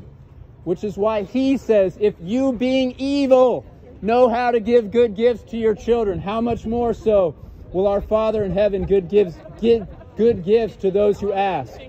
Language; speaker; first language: English; native; English